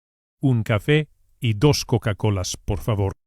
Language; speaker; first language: Spanish; non-native, fluent; English